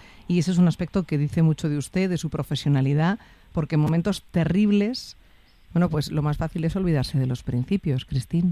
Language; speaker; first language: Spanish; native; Spanish